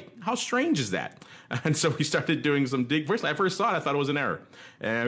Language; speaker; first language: English; native; English